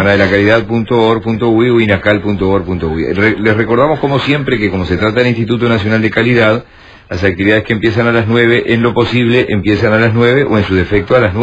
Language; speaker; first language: Spanish; native; Spanish